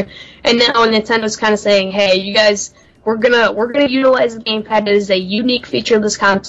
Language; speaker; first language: English; native; English